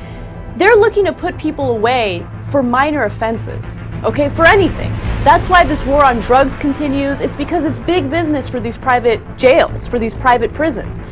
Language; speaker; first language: English; native; English